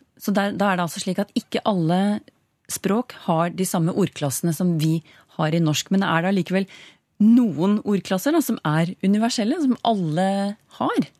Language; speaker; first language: Norwegian; native; Norwegian